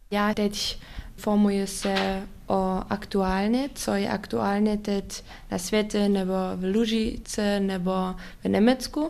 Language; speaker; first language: Czech; non-native, learner; Upper Sorbian